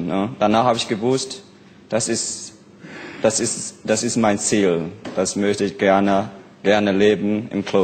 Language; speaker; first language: German; non-native, learner; Burmese